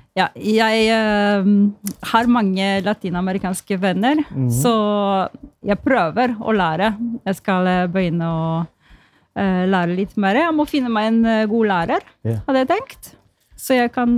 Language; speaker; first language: Norwegian; non-native, fluent; Polish